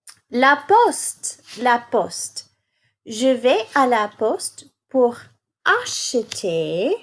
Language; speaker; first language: French; non-native, fluent; English